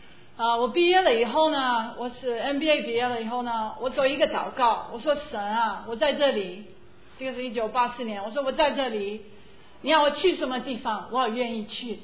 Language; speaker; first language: Chinese; non-native, fluent; English